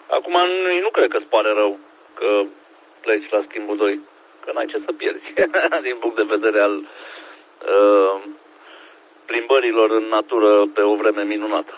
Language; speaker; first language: Romanian; native; Romanian